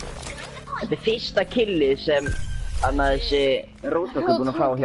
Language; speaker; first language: Icelandic; early bilingual, other home language; Norwegian